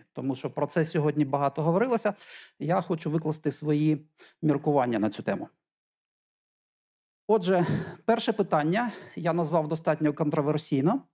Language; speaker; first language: Ukrainian; native; Ukrainian